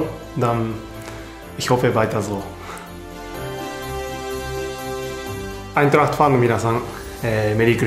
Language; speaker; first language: German; non-native, learner; Japanese